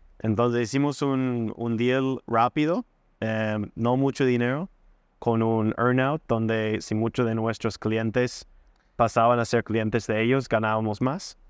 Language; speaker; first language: Spanish; non-native, fluent; English